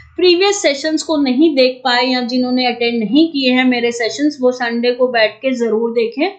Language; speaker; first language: Hindi; native; Hindi